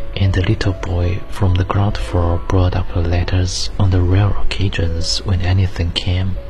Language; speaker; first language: English; non-native, fluent; Chinese